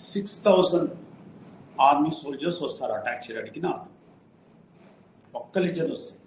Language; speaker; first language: Telugu; non-native, fluent; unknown